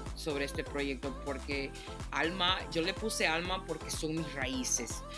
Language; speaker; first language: Spanish; early bilingual, heritage; Spanish